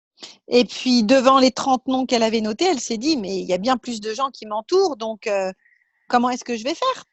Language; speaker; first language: French; native; French